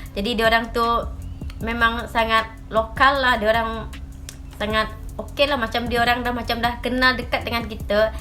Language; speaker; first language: Malay; native; Malay